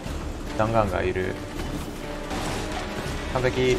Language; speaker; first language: Japanese; non-native, learner; English